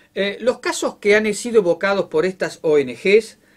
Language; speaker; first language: Spanish; native; Spanish